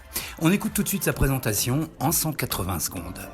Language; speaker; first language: French; native; French